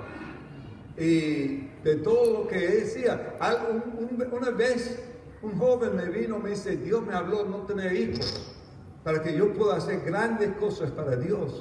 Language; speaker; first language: Spanish; non-native, fluent; English